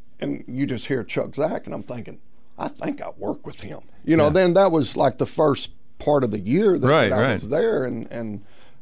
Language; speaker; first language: English; native; English